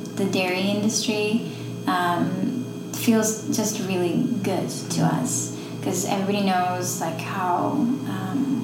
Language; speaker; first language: English; non-native, fluent; Dutch